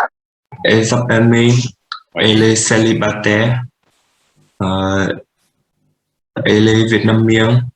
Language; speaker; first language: French; non-native, learner; Vietnamese